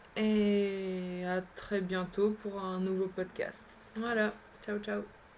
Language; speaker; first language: French; early bilingual, other home language; Polish